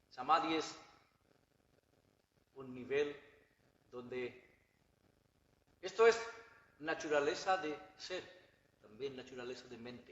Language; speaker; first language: Spanish; non-native, learner; Bangla